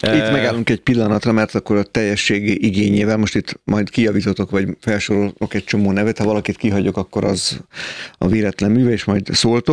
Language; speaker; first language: Hungarian; native; Hungarian